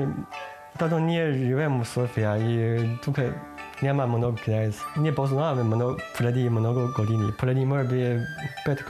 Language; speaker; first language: Bulgarian; non-native, learner; Chinese